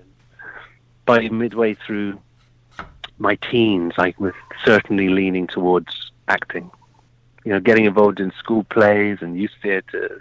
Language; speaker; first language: English; native; English